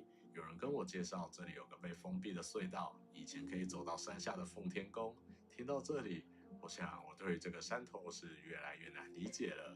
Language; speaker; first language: Chinese; native; Chinese